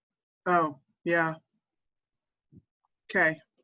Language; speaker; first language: English; native; English